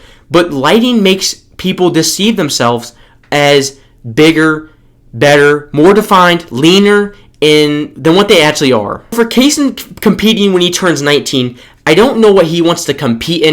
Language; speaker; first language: English; native; English